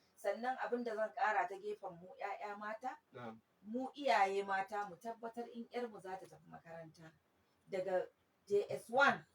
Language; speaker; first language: Hausa; non-native, local second language; Fula